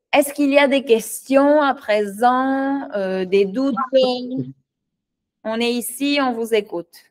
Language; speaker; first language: French; non-native, fluent; Spanish